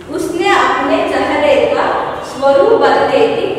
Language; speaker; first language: Hindi; non-native, local second language; Kannada